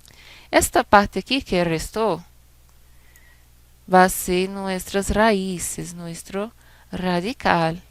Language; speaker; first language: Spanish; non-native, fluent; Portuguese